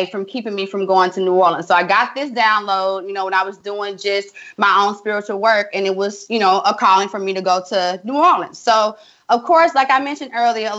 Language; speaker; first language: English; native; English